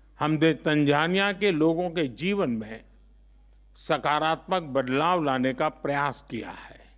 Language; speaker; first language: Hindi; non-native, local second language; Gujarati